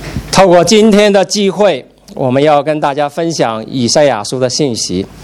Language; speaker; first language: Chinese; native; Chinese